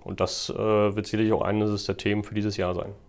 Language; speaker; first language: German; native; German